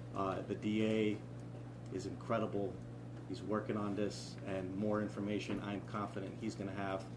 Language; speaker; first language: English; early bilingual, other home language; Spanish